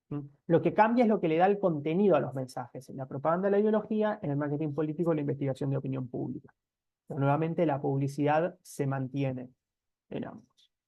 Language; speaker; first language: Spanish; native; Spanish